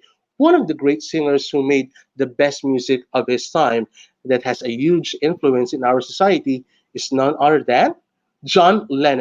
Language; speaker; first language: English; non-native, local second language; Filipino